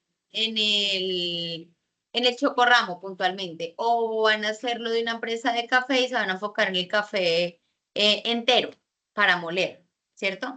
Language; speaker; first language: Spanish; native; Spanish